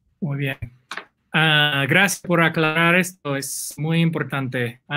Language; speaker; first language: Spanish; non-native, fluent; English